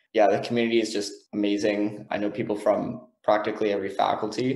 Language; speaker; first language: English; native; English